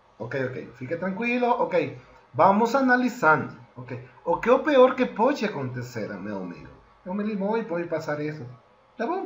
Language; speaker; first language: Portuguese; non-native, fluent; Spanish